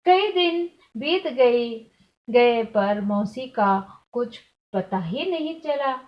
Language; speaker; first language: Hindi; non-native, local second language; Kannada